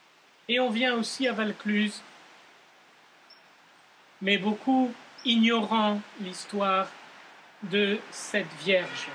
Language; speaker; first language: French; native; French